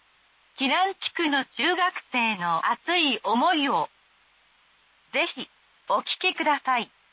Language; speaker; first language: Japanese; native; Japanese